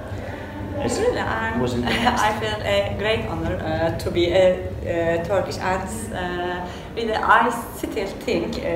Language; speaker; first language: English; non-native, learner; Turkish